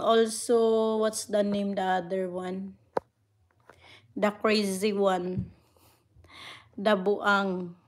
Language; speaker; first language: English; non-native, local second language; Cebuano